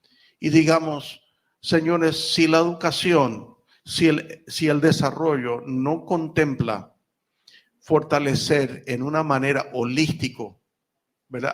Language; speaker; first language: Spanish; early bilingual, other home language; Norwegian